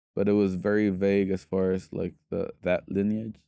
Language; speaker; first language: English; early bilingual, other home language; Spanish